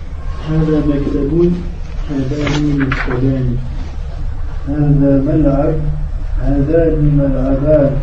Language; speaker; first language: Arabic; non-native, learner; French